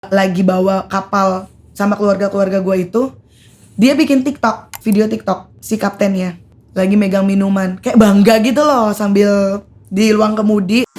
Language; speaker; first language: Indonesian; native; Indonesian